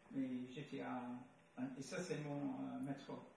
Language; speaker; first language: French; non-native, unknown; English